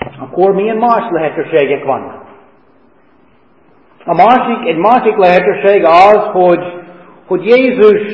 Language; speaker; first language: Hungarian; non-native, fluent; English